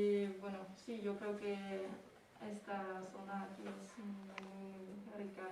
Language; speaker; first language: Spanish; non-native, fluent; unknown